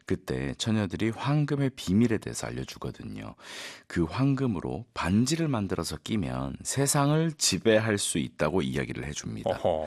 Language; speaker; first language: Korean; native; Korean